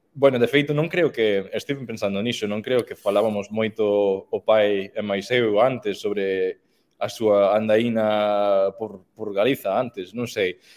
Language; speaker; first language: Galician; non-native, fluent; English